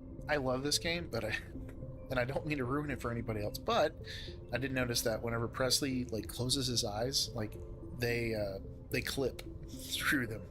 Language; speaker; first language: English; native; English